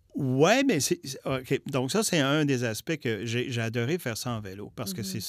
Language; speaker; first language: French; native; French